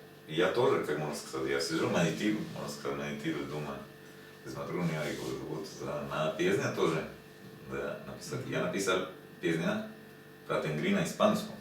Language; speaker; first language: Russian; non-native, learner; Spanish